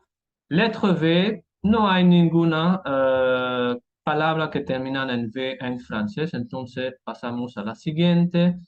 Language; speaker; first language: Spanish; non-native, fluent; French